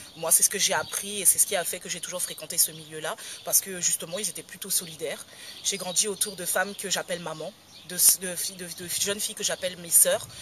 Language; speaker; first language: French; native; French